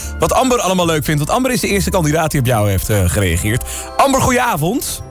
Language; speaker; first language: Dutch; native; Dutch